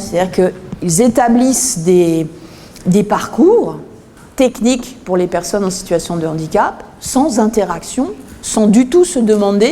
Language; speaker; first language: French; native; French